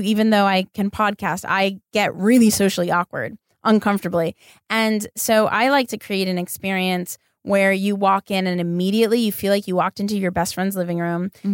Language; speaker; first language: English; native; English